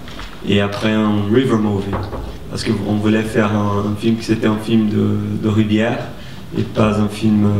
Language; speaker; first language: French; non-native, fluent; Portuguese